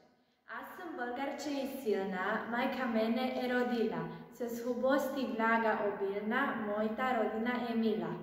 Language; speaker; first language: Bulgarian; early bilingual, heritage; Bulgarian